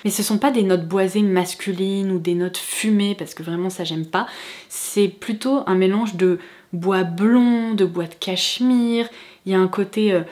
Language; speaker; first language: French; native; French